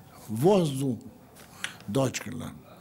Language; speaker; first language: German; non-native, learner; Ladino